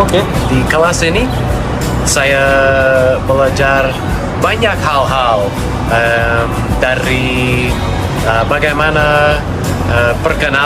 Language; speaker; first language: Indonesian; non-native, learner; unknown